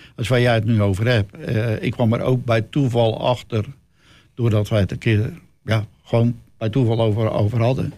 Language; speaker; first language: Dutch; native; Dutch